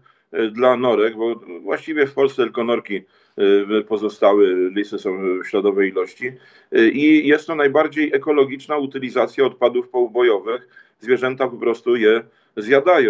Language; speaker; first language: Polish; native; Polish